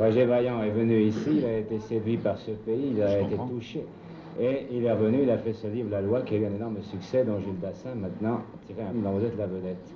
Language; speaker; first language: French; native; French